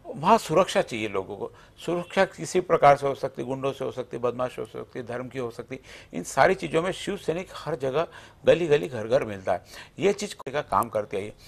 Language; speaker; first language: Hindi; native; Hindi